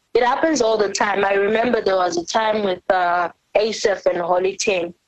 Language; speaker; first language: English; non-native, local second language; North Ndebele